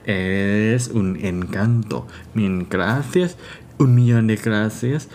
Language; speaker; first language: Spanish; non-native, learner; Thai